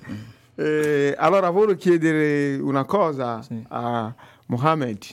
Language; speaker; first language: Italian; non-native, learner; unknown